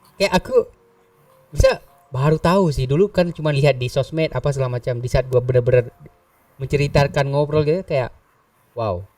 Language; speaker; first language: Indonesian; native; Indonesian